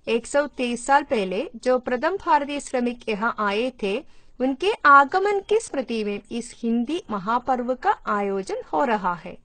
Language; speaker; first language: Hindi; non-native, local second language; Malayalam